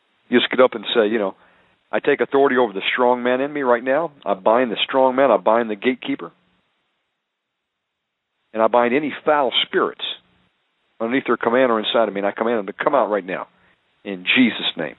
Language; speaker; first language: English; native; English